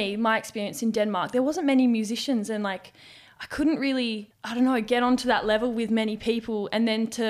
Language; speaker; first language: English; native; English